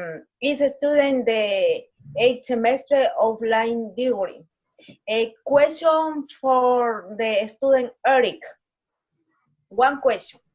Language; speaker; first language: English; non-native, learner; Spanish